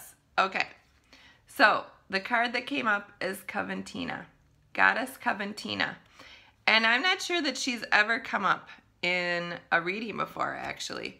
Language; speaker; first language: English; native; English